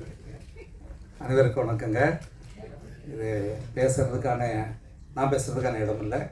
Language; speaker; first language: Tamil; native; Tamil